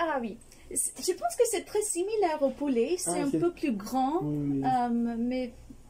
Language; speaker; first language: French; non-native, fluent; English